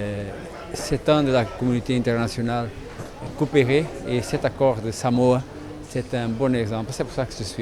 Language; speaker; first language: French; non-native, fluent; Spanish